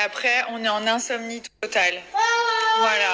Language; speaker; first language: French; native; French